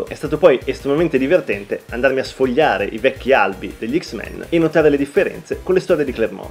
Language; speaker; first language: Italian; native; Italian